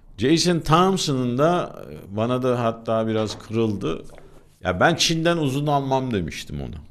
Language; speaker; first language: Turkish; native; Turkish